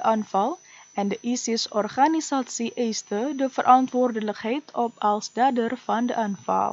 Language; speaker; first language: Dutch; non-native, fluent; Indonesian